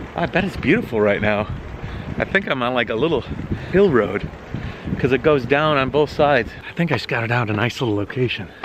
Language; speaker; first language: English; native; English